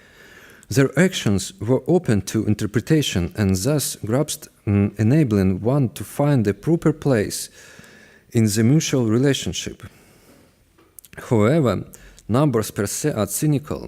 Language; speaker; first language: English; non-native, fluent; Russian